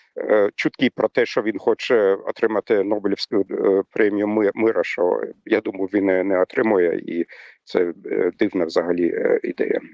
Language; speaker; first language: Ukrainian; non-native, fluent; German